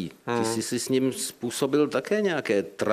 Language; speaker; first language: Czech; native; Czech